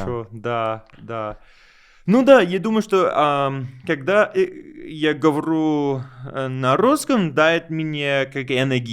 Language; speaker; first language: Russian; non-native, learner; English